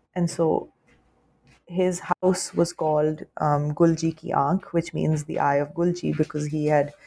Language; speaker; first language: English; non-native, local second language; Urdu